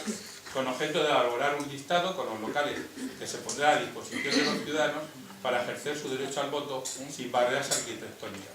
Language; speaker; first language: Spanish; native; Spanish